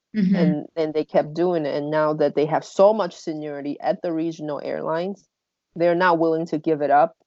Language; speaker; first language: English; non-native, fluent; Chinese